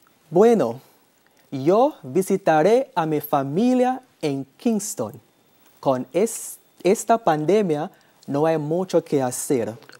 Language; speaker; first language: Spanish; non-native, fluent; English